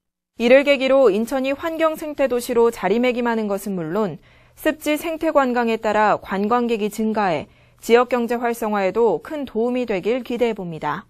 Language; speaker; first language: Korean; native; Korean